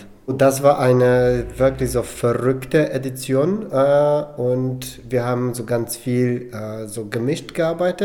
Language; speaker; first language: German; non-native, local second language; Polish